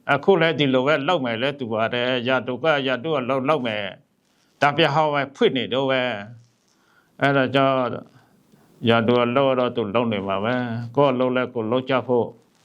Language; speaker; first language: Burmese; non-native, local second language; Western Kayah